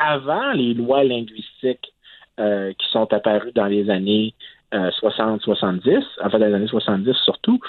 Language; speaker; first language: French; native; French